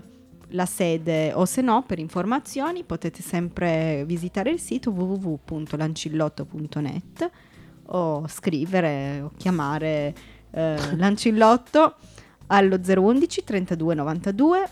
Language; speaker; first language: Italian; native; Italian